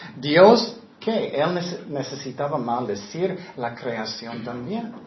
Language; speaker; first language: Spanish; non-native, fluent; English